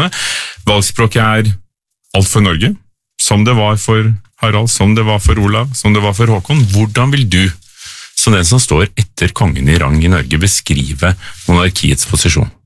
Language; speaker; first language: Norwegian; native; Norwegian